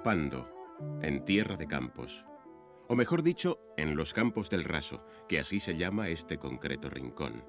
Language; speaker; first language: Spanish; native; Spanish